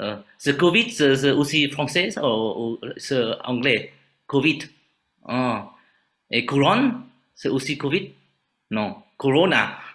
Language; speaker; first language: French; non-native, fluent; Vietnamese